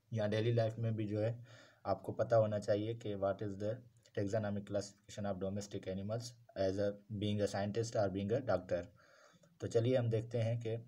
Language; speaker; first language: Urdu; non-native, local second language; Sindhi